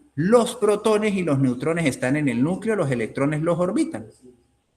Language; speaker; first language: Spanish; native; Spanish